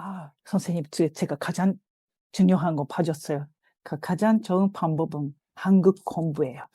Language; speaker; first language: Korean; non-native, fluent; Japanese